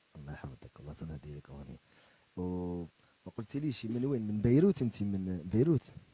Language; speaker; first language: Arabic; native; Arabic